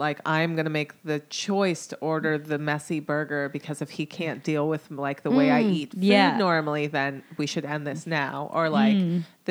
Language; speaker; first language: English; native; English